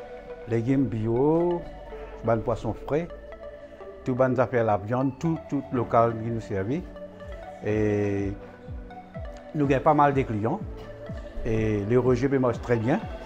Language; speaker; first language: French; non-native, local second language; Morisyen